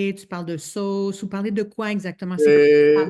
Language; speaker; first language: French; native; French